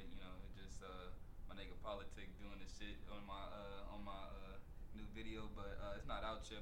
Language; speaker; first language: English; native; English